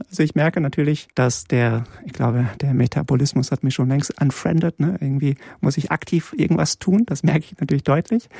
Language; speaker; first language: German; early bilingual, other home language; Polish